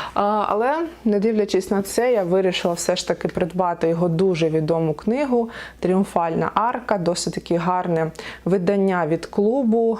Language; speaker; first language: Ukrainian; non-native, local second language; Russian